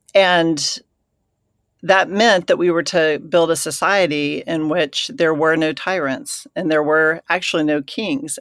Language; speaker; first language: English; native; English